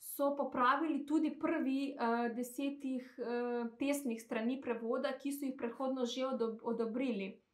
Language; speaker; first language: Slovenian; non-native, fluent; Macedonian